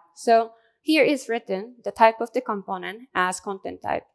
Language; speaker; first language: English; non-native, fluent; Japanese